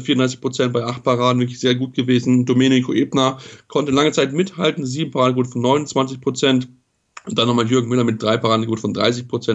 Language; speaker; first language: German; native; German